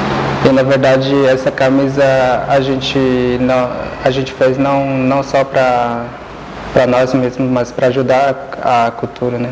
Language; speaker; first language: Portuguese; non-native, local second language; Guarani